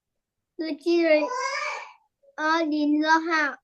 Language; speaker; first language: English; non-native, learner; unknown